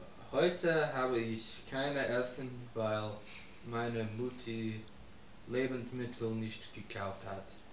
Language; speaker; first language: German; non-native, learner; English